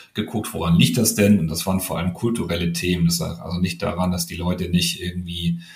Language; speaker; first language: German; native; German